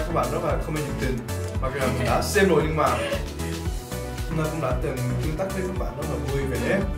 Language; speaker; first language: Vietnamese; non-native, fluent; Korean